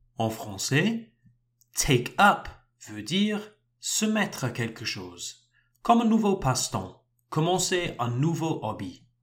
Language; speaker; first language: French; non-native, fluent; English